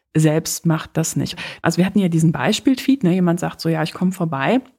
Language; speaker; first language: German; early bilingual, other home language; Polish